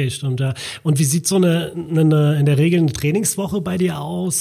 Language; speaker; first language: German; native; German